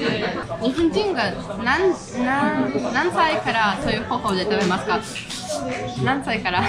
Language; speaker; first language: Japanese; non-native, learner; Ukrainian